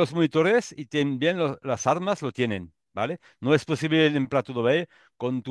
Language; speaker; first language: Spanish; non-native, learner; French